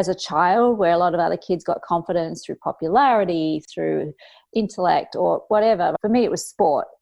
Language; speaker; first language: English; native; English